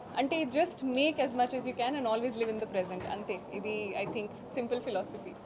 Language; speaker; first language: Telugu; non-native, learner; Hindi